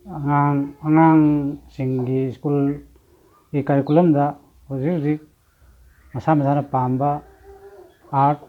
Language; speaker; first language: Manipuri; native; Manipuri